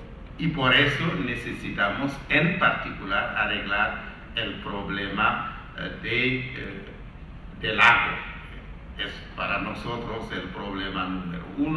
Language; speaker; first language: Spanish; non-native, fluent; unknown